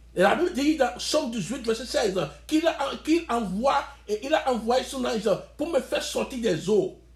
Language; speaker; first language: French; non-native, local second language; Yoruba